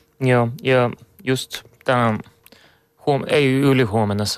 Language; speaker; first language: Finnish; non-native, learner; Bulgarian